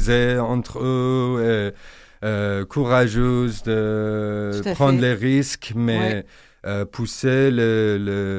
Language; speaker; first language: French; non-native, learner; Persian